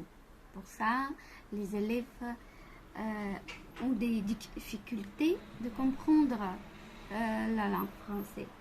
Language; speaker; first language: French; non-native, fluent; Bulgarian